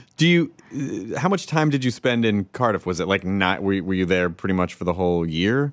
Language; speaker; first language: English; native; English